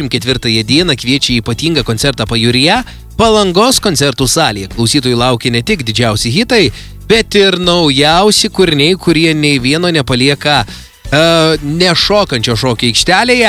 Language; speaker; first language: Lithuanian; native; Lithuanian